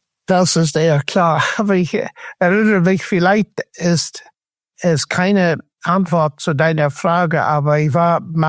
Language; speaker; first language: German; non-native, fluent; English